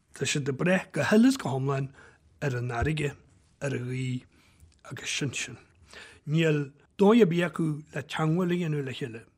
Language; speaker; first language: Irish; native; Irish